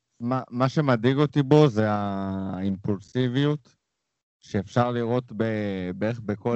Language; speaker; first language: Hebrew; native; Hebrew